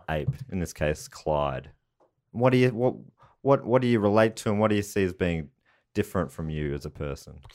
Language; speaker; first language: English; native; English